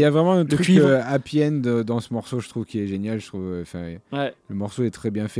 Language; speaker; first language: French; native; French